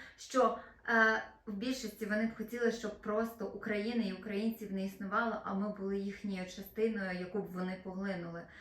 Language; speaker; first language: Ukrainian; non-native, local second language; Russian